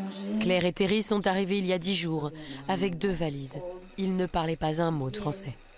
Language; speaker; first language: French; native; French